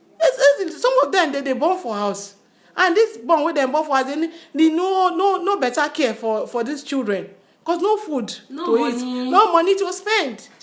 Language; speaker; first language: Nigerian Pidgin; non-native, local second language; Yoruba